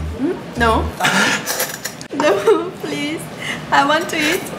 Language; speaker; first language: English; non-native, fluent; Persian